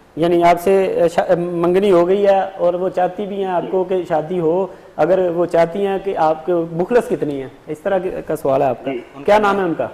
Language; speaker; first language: Urdu; non-native, local second language; Punjabi